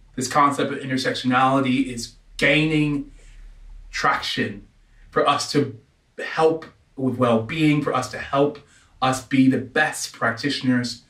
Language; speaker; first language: English; native; English